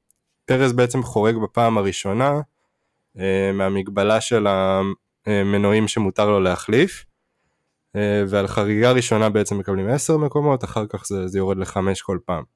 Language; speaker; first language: Hebrew; native; Hebrew